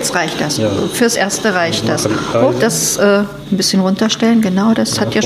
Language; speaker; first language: German; native; German